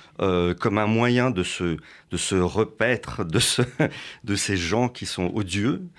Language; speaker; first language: French; early bilingual, other home language; Russian